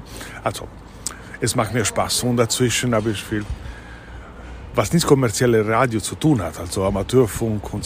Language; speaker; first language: German; non-native, fluent; Italian